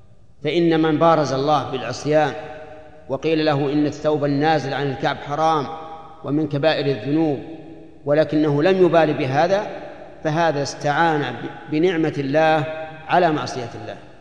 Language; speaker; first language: Arabic; native; Arabic